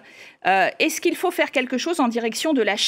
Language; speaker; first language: French; native; French